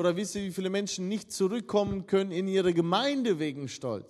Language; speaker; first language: German; non-native, fluent; Russian